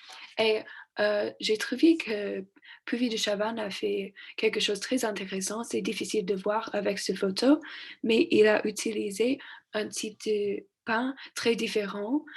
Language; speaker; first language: French; non-native, learner; English